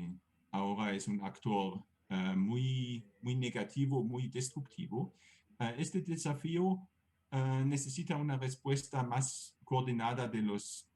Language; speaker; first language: Spanish; non-native, fluent; German